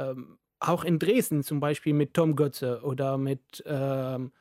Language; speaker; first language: German; non-native, fluent; Arabic